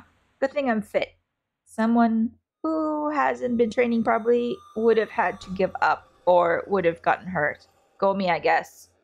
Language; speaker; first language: English; native; English